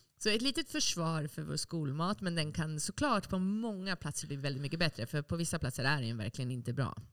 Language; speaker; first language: Swedish; native; Swedish